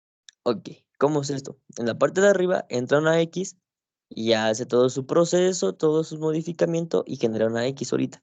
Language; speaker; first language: Spanish; native; Spanish